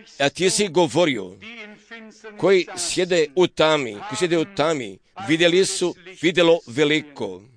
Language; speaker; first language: Croatian; early bilingual, heritage; Serbian